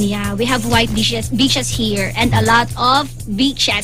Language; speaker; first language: English; non-native, local second language; Filipino